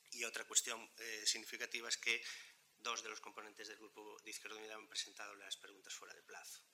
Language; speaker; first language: Spanish; non-native, local second language; Galician